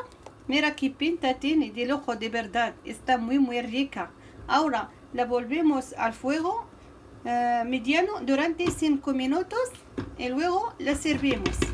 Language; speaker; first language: Spanish; non-native, fluent; Arabic